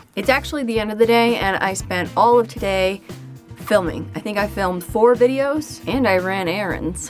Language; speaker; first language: English; native; English